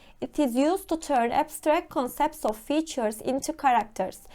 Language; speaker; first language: English; non-native, fluent; Turkish